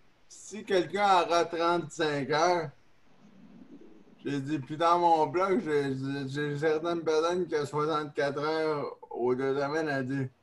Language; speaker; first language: French; native; French